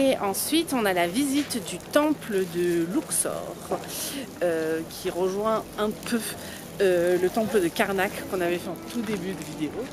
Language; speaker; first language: French; native; French